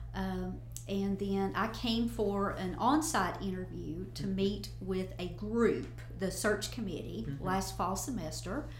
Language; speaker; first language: English; native; English